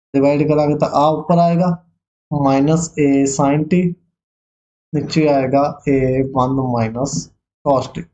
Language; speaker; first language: Hindi; non-native, local second language; Punjabi